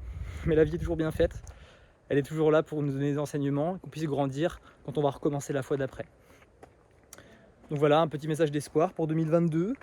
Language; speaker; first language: French; native; French